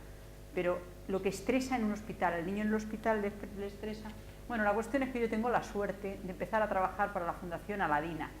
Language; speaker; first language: Spanish; native; Spanish